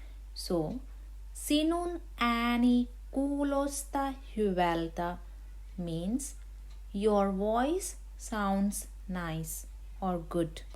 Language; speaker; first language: Finnish; non-native, learner; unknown